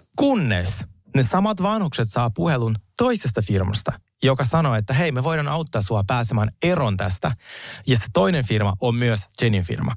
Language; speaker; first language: Finnish; early bilingual, other home language; Russian